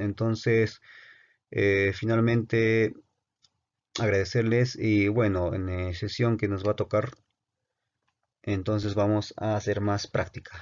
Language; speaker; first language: Spanish; native; Spanish